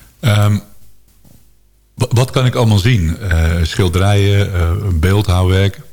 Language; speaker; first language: Dutch; native; Dutch